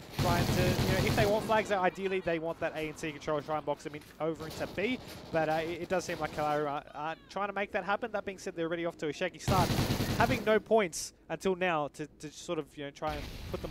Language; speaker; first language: English; native; English